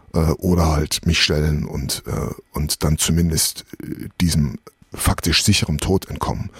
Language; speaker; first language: German; native; German